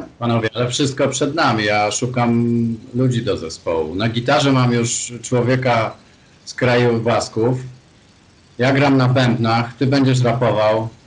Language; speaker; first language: Polish; native; Polish